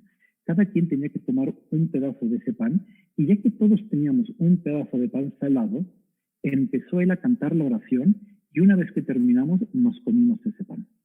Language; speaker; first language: Spanish; native; Spanish